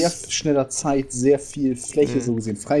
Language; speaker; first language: German; native; German